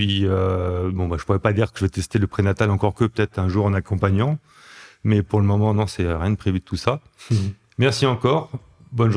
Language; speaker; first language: French; native; French